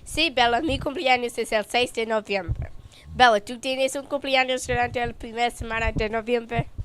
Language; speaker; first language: Spanish; non-native, learner; English